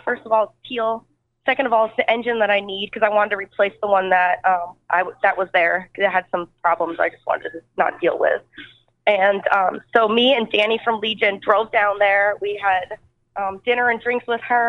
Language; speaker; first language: English; native; English